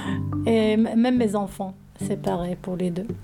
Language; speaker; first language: French; non-native, learner; Arabic